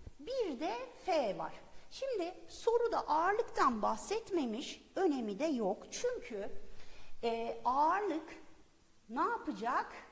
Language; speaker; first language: Turkish; native; Turkish